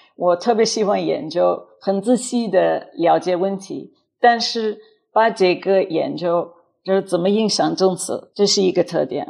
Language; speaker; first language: Chinese; non-native, fluent; English